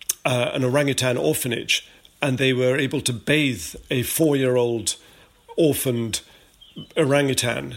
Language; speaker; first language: English; native; English